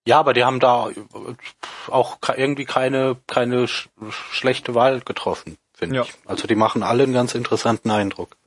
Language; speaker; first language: German; native; German